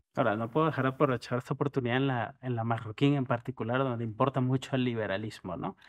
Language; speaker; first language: Spanish; native; Spanish